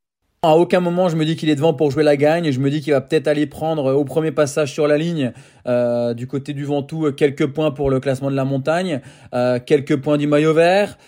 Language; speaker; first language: French; native; French